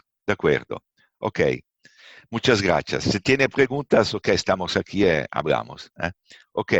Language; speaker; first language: Spanish; non-native, fluent; Italian